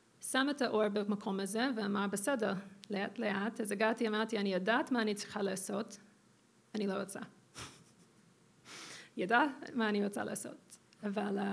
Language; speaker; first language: Hebrew; non-native, fluent; English